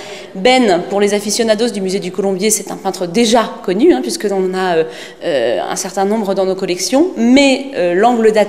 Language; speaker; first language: French; native; French